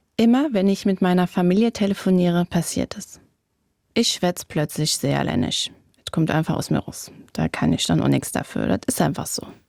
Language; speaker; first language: German; native; German